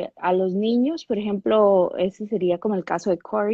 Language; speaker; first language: Spanish; native; Spanish